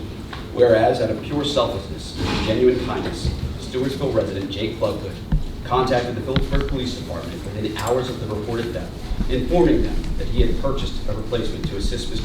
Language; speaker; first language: English; native; English